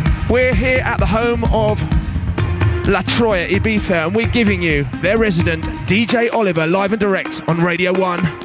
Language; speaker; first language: English; native; English